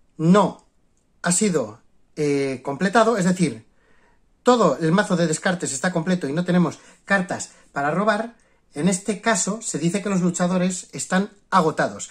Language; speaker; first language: Spanish; native; Spanish